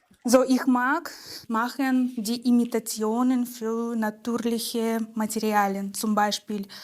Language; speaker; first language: German; non-native, learner; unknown